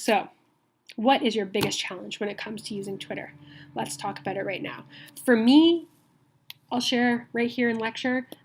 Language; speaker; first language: English; native; English